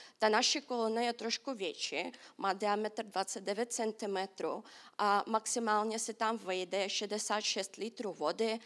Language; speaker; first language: Czech; non-native, fluent; Russian